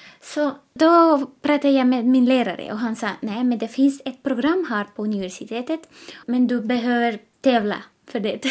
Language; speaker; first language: Swedish; non-native, fluent; Spanish